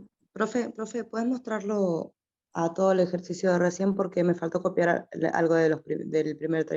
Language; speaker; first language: Spanish; native; Spanish